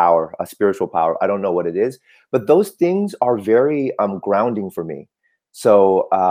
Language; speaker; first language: English; early bilingual, other home language; Cantonese